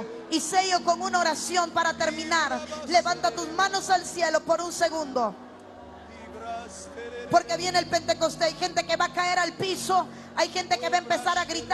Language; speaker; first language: Spanish; native; Spanish